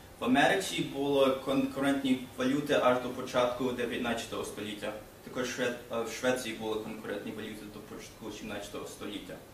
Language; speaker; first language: Ukrainian; early bilingual, heritage; Ukrainian